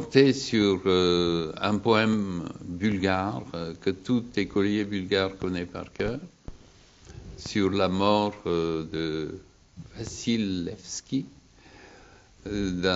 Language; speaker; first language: French; non-native, fluent; Bulgarian